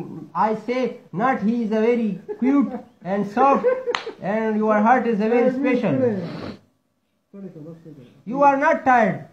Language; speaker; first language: English; non-native, learner; Urdu